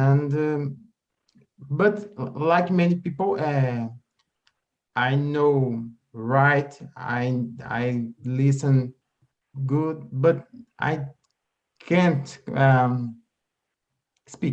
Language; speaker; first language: English; non-native, learner; Portuguese